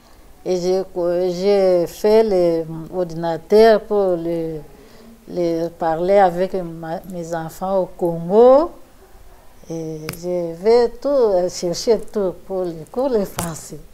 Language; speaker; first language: French; non-native, learner; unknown